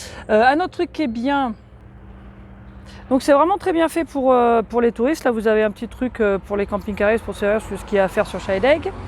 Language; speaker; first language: French; native; French